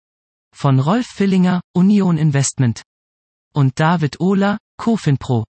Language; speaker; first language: German; native; German